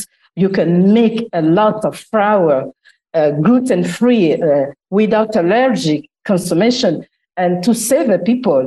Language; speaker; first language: English; non-native, learner; Lingala